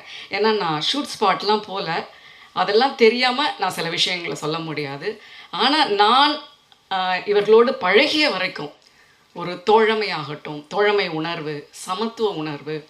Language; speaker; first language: Tamil; native; Tamil